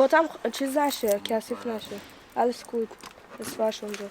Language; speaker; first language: Persian; native; Persian